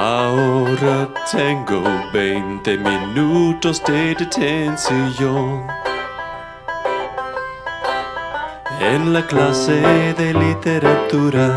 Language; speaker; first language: Spanish; non-native, learner; English